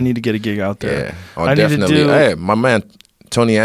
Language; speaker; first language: English; native; English